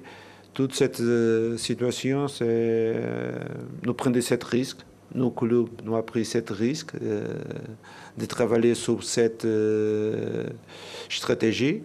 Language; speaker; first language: French; non-native, learner; Portuguese